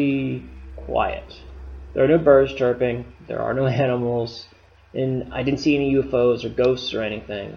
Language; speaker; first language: English; native; English